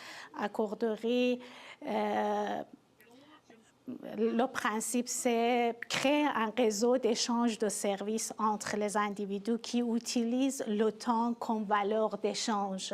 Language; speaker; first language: French; non-native, fluent; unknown